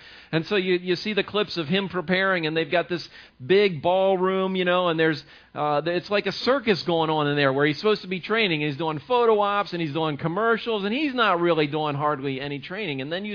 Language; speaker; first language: English; native; English